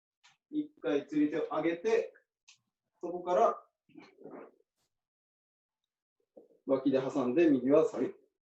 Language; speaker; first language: Japanese; native; Japanese